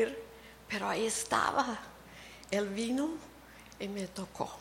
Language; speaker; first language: Spanish; early bilingual, heritage; Spanish